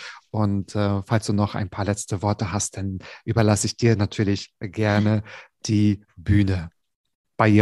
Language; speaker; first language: German; native; German